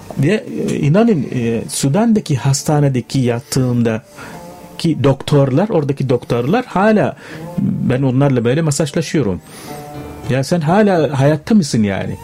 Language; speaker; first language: Turkish; non-native, fluent; Arabic